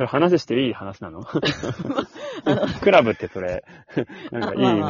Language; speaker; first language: Japanese; native; Japanese